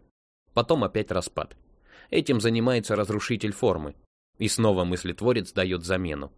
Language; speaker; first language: Russian; native; Russian